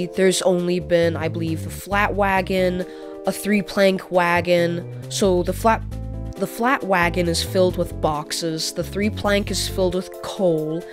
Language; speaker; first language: English; native; English